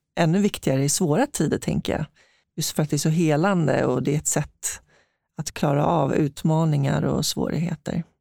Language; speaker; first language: Swedish; native; Swedish